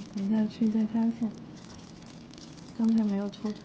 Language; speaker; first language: Chinese; native; Chinese